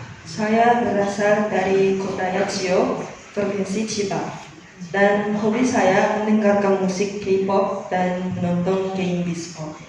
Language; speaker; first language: Indonesian; non-native, learner; Japanese